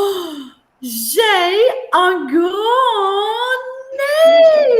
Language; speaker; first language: French; non-native, fluent; English